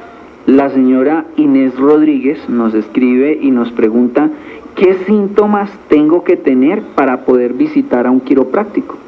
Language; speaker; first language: Spanish; native; Spanish